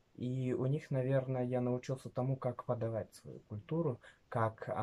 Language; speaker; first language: Russian; non-native, local second language; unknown